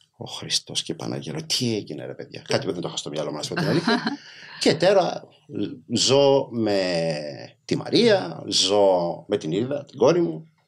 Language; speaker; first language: Greek; early bilingual, other home language; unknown